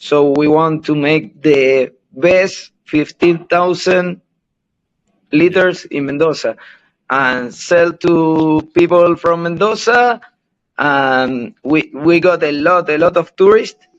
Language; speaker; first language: English; non-native, learner; Spanish